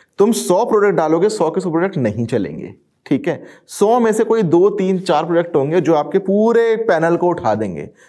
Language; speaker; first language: Hindi; native; Hindi